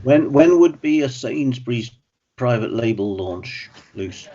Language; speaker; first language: English; native; English